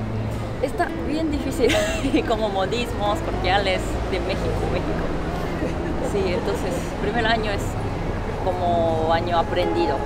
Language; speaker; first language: Spanish; non-native, fluent; Japanese